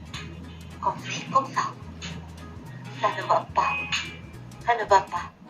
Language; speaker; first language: French; non-native, fluent; Indonesian